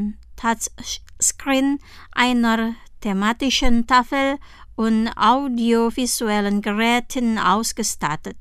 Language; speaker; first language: German; non-native, fluent; Indonesian